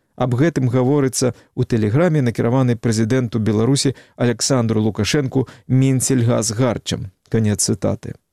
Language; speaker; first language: Belarusian; native; Belarusian